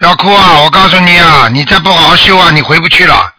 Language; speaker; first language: Chinese; native; Chinese